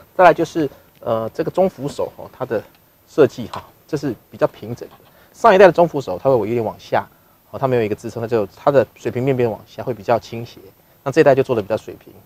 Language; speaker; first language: Chinese; native; Chinese